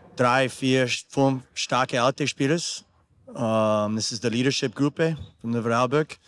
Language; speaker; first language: German; non-native, learner; English